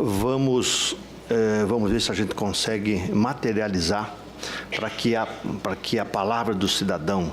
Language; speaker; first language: Portuguese; native; Portuguese